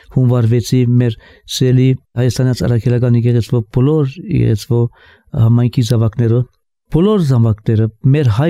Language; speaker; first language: Armenian; early bilingual, heritage; Armenian